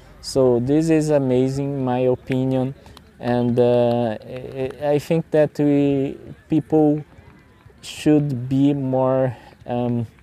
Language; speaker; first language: English; non-native, fluent; Portuguese